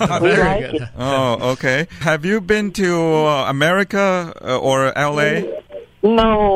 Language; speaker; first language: English; non-native, fluent; Chinese